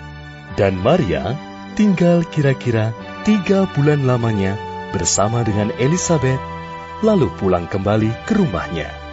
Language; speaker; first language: Indonesian; native; Indonesian